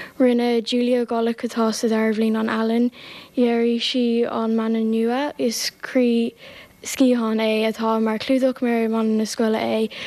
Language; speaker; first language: Irish; non-native, local second language; English